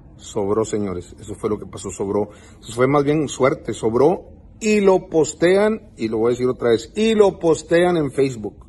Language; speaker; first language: Spanish; early bilingual, heritage; Spanish